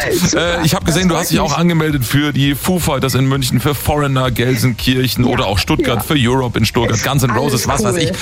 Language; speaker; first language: German; native; German